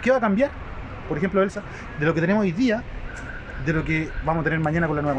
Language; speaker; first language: Spanish; native; Spanish